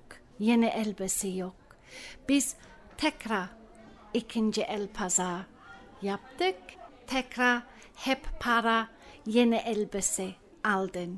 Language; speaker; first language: Turkish; non-native, learner; English